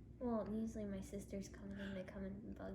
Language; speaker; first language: English; native; English